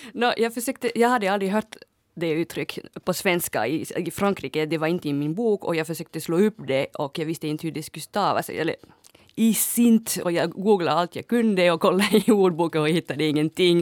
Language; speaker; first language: Swedish; non-native, fluent; French